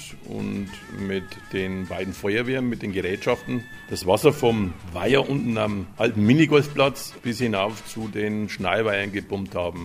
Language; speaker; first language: German; native; German